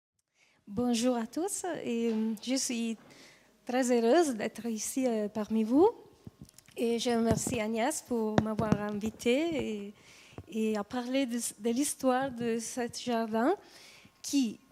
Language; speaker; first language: French; non-native, fluent; Italian